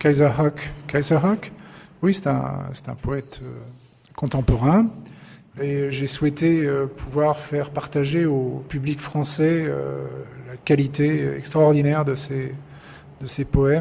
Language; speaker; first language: French; native; French